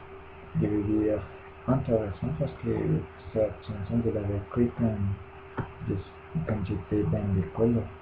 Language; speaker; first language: French; non-native, learner; Spanish